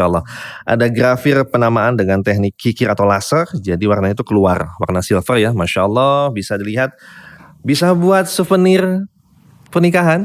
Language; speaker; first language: Indonesian; native; Indonesian